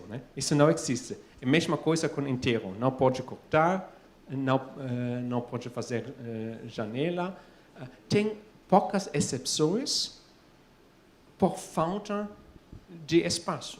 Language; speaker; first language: Portuguese; non-native, fluent; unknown